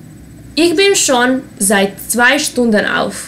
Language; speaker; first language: German; non-native, fluent; Serbian